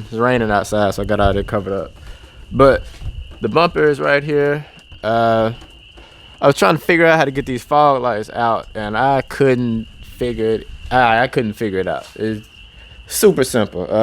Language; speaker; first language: English; native; English